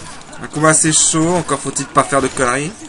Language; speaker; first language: French; native; French